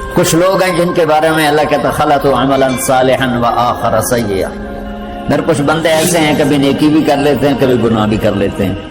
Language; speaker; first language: Urdu; non-native, local second language; Punjabi